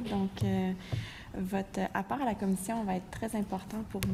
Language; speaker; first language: French; native; French